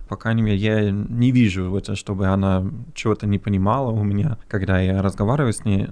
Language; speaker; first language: Russian; non-native, fluent; English